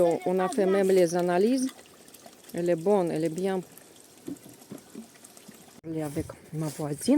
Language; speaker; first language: French; non-native, learner; Russian